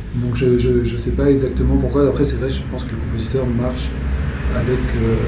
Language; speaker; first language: French; native; French